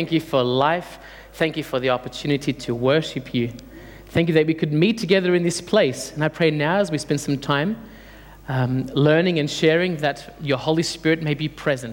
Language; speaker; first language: English; early bilingual, other home language; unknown